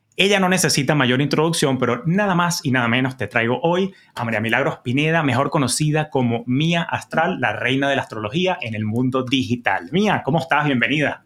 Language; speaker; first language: Spanish; native; Spanish